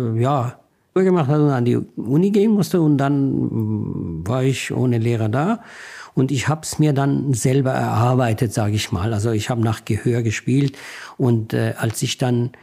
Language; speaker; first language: German; non-native, fluent; Persian